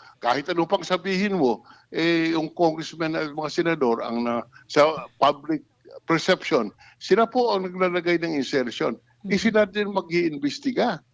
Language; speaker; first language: Filipino; non-native, local second language; Hiligaynon